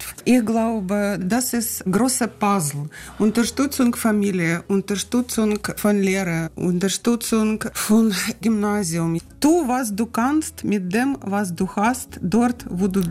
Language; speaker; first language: German; non-native, learner; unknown